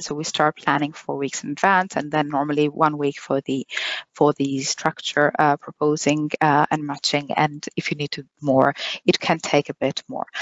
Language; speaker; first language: English; non-native, fluent; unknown